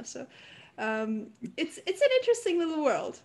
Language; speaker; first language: English; early bilingual, other home language; German